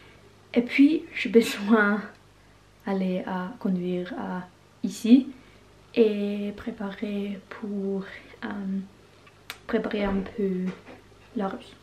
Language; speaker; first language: French; non-native, learner; Norwegian